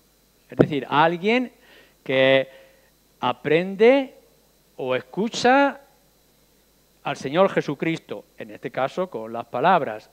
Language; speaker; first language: Spanish; native; Spanish